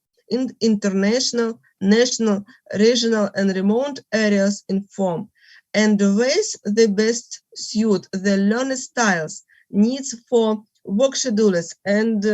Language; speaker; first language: English; non-native, learner; Russian